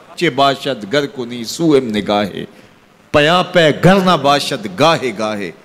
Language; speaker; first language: Urdu; non-native, local second language; Punjabi